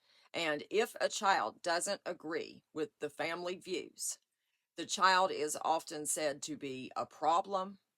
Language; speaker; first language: English; native; English